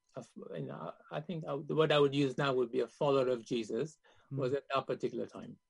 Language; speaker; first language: English; non-native, local second language; Gujarati